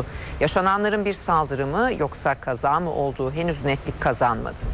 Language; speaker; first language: Turkish; native; Turkish